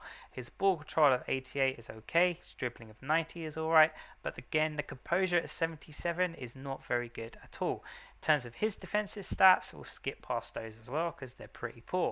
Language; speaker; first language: English; native; English